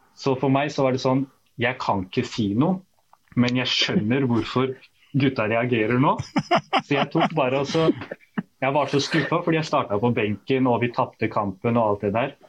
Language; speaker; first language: Norwegian; early bilingual, other home language; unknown